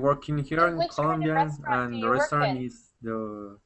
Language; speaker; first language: English; non-native, learner; Spanish